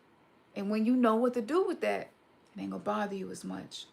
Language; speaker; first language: English; native; English